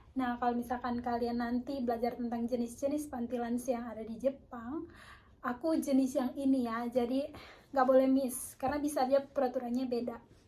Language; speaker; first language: Indonesian; native; Indonesian